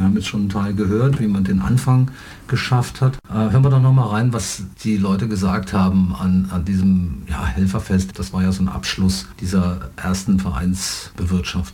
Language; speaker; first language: German; native; German